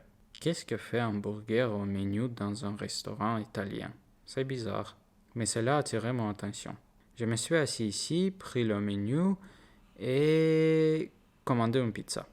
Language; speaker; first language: French; non-native, learner; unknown